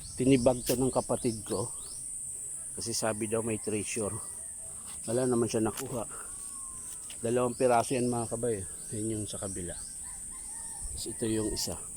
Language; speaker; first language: Filipino; non-native, local second language; Cebuano